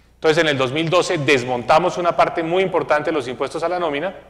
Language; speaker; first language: Spanish; native; Spanish